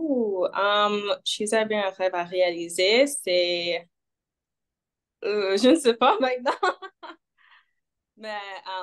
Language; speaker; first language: French; non-native, local second language; English